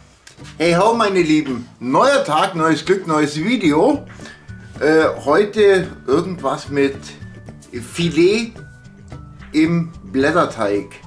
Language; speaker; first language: German; native; German